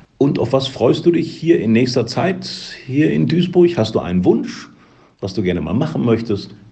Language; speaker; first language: German; native; German